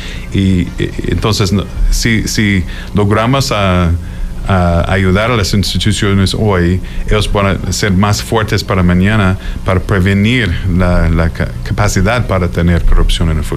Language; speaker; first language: Spanish; non-native, fluent; English